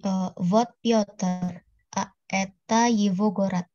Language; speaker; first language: Russian; non-native, learner; Indonesian